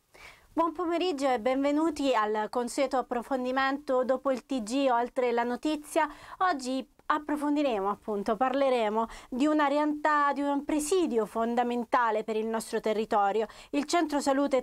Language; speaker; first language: Italian; native; Italian